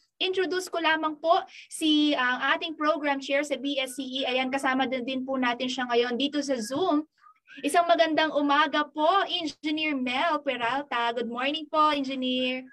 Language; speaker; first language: Filipino; non-native, local second language; Pampanga